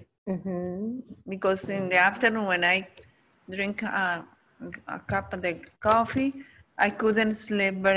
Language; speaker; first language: English; non-native, learner; Spanish